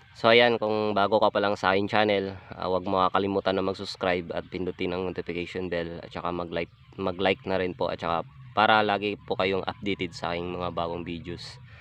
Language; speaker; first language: Filipino; non-native, local second language; Hiligaynon